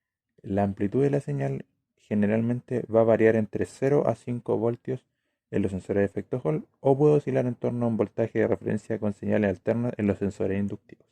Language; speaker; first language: Spanish; native; Spanish